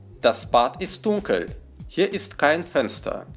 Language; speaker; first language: German; non-native, fluent; Russian